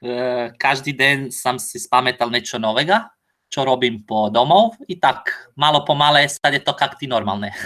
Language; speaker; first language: Slovak; non-native, learner; Croatian